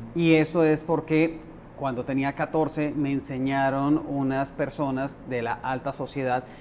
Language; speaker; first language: Spanish; native; Spanish